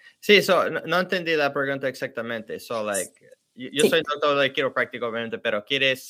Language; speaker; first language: Spanish; early bilingual, heritage; English